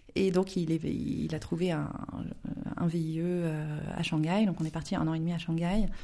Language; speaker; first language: French; native; French